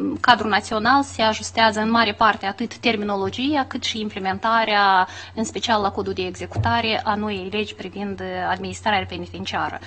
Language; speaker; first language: Romanian; native; Romanian